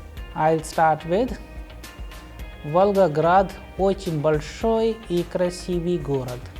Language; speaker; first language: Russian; non-native, fluent; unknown